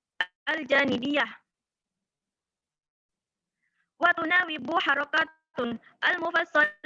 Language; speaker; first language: Arabic; non-native, learner; Indonesian